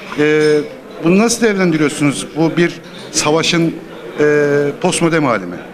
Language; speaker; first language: Turkish; native; Turkish